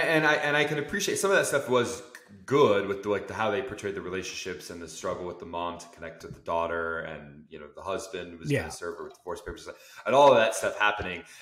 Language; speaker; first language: English; native; English